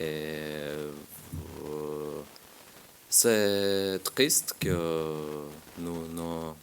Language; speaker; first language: French; non-native, learner; Russian